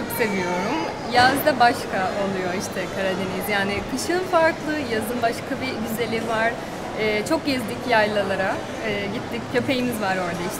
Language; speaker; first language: Turkish; non-native, fluent; Portuguese